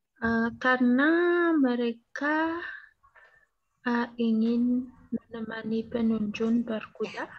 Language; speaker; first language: Indonesian; non-native, learner; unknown